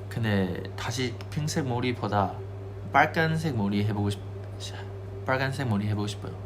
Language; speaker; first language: Korean; non-native, fluent; Chinese